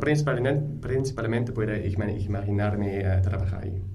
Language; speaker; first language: Spanish; non-native, fluent; German